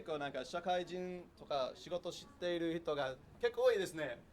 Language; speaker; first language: Japanese; non-native, learner; English